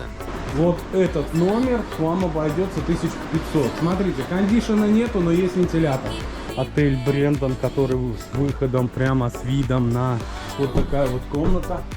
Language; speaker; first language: Russian; native; Russian